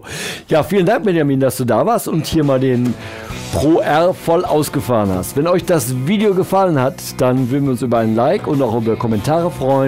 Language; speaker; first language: German; native; German